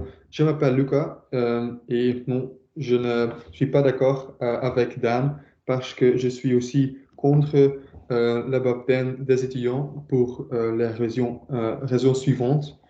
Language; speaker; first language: French; non-native, learner; Dutch